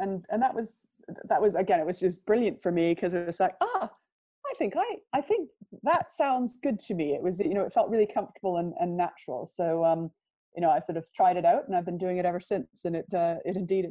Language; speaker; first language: English; native; English